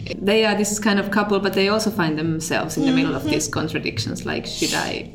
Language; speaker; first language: English; non-native, fluent; Finnish